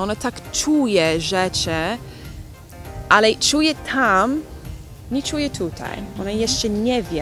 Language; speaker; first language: Polish; non-native, learner; English